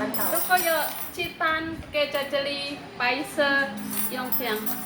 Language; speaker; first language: Chinese; non-native, learner; Indonesian